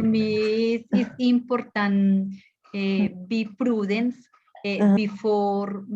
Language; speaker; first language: English; non-native, learner; Spanish